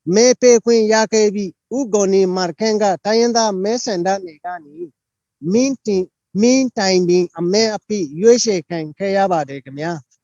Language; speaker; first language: Burmese; native; Burmese